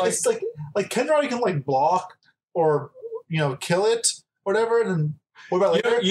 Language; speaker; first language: English; native; English